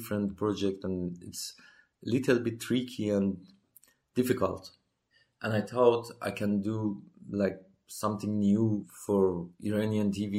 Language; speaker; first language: English; non-native, learner; Persian